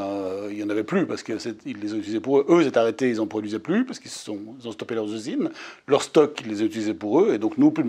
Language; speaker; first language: French; native; French